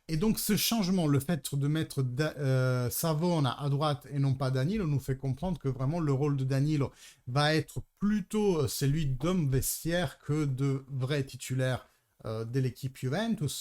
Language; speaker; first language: French; early bilingual, heritage; Italian